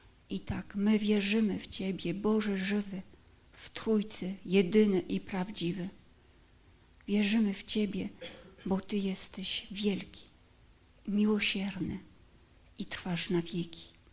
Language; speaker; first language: Polish; native; Polish